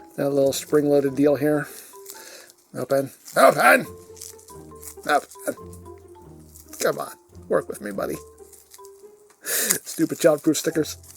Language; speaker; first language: English; native; English